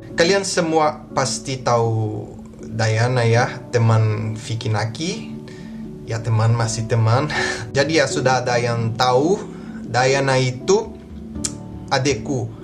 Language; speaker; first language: Indonesian; non-native, fluent; Portuguese